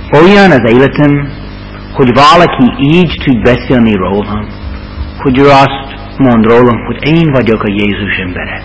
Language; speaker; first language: Hungarian; non-native, fluent; English